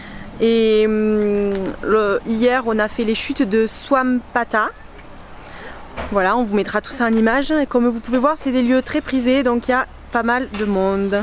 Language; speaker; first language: French; native; French